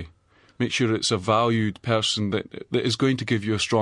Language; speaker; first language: English; native; English